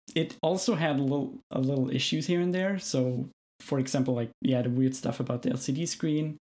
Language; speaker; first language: English; non-native, fluent; German